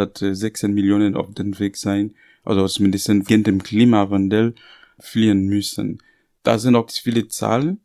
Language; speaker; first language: German; non-native, learner; Haitian Creole